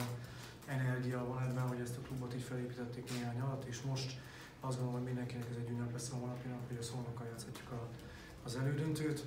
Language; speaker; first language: Hungarian; native; Hungarian